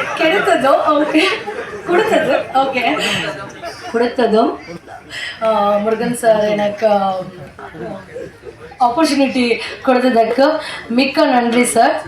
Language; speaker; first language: Tamil; non-native, learner; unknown